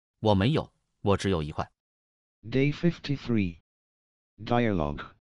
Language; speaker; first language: Chinese; non-native, learner; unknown